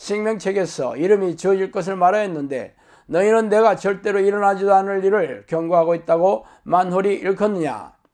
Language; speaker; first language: Korean; native; Korean